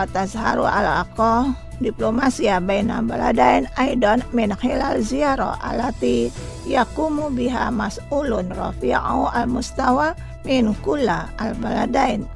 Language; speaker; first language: Arabic; non-native, fluent; Indonesian